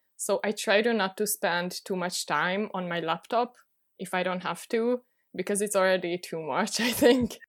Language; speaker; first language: English; non-native, fluent; Hungarian